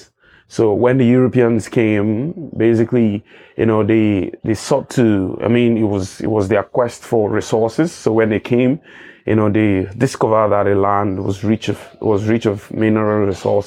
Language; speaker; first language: English; non-native, local second language; Igbo